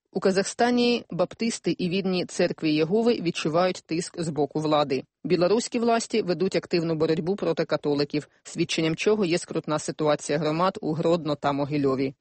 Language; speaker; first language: Ukrainian; native; Ukrainian